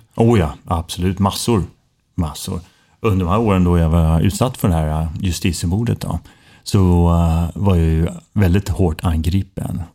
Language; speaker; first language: Swedish; native; Swedish